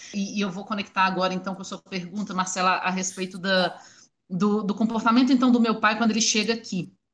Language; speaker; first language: Portuguese; native; Portuguese